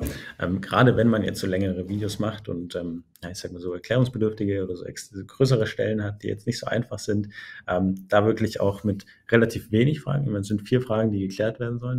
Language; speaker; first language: German; native; German